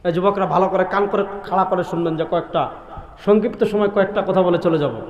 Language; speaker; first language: Bangla; native; Bangla